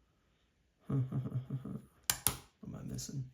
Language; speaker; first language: English; native; English